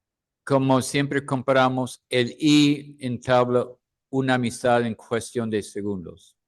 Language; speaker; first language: Spanish; non-native, fluent; English